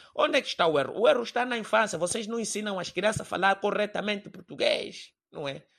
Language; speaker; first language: Portuguese; native; Portuguese